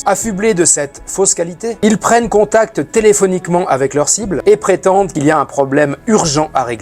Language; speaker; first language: French; native; French